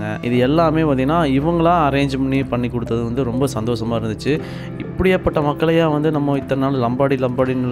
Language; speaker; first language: Tamil; native; Tamil